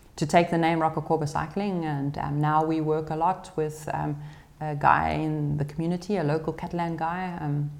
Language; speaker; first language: English; native; English